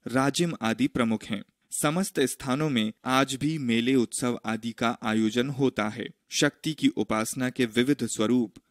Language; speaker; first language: Hindi; native; Hindi